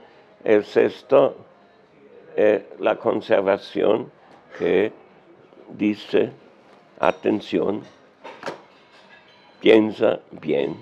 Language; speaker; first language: Spanish; non-native, learner; German